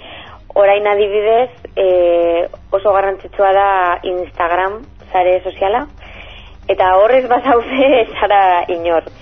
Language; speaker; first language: Basque; non-native, local second language; Spanish